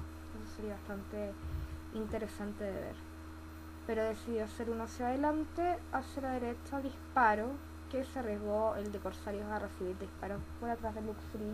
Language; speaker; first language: Spanish; native; Spanish